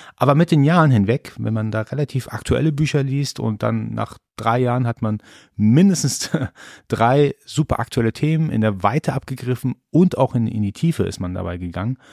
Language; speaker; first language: German; early bilingual, other home language; Persian